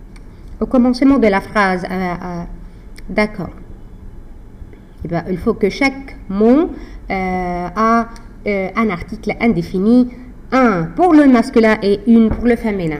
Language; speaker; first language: French; non-native, fluent; Arabic